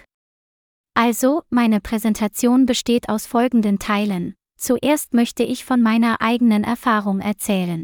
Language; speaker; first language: German; non-native, fluent; Vietnamese